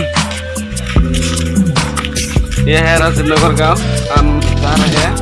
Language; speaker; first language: Hindi; non-native, local second language; Chakma